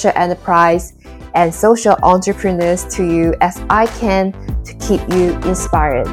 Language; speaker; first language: English; non-native, local second language; Chinese